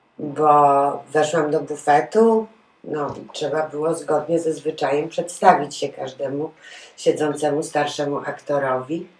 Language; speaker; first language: Polish; native; Polish